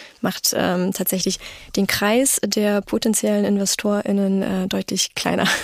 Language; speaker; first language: German; native; German